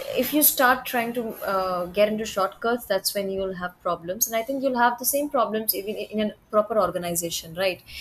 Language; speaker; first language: English; non-native, local second language; Hindi